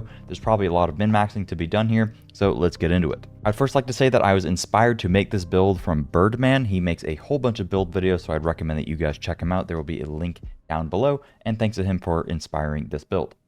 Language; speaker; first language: English; native; English